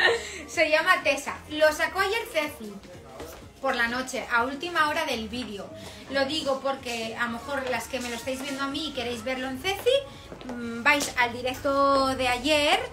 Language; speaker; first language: Spanish; native; Spanish